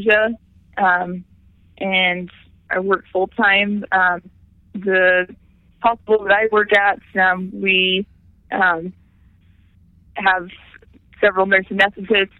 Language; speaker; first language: English; native; English